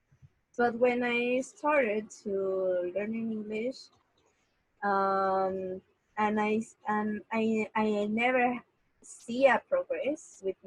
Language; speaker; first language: English; non-native, learner; Spanish